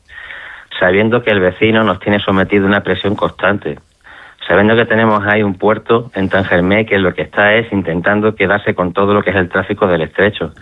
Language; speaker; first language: Spanish; native; Spanish